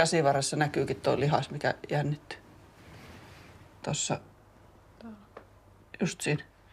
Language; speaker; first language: Finnish; native; Finnish